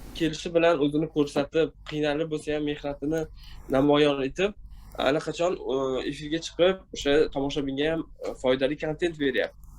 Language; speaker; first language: Uzbek; non-native, local second language; Tajik